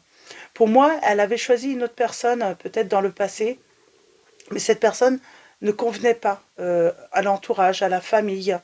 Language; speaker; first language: French; native; French